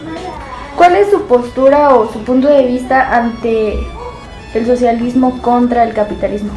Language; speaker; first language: Spanish; native; Spanish